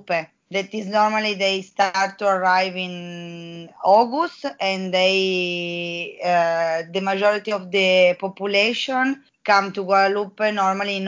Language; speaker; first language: English; non-native, fluent; Italian